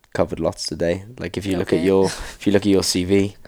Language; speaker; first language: English; native; English